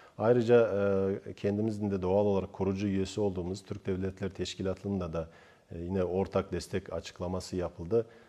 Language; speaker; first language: Turkish; non-native, fluent; Kazakh